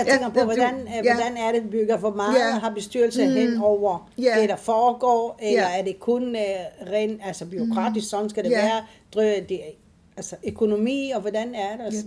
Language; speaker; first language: Danish; non-native, fluent; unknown